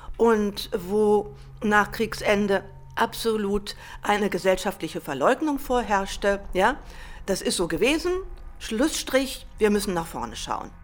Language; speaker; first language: German; native; German